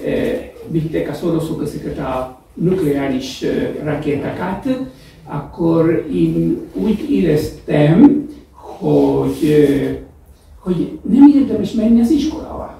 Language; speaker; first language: Hungarian; non-native, fluent; Spanish